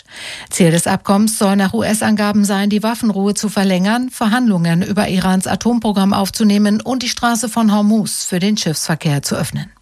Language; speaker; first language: German; native; German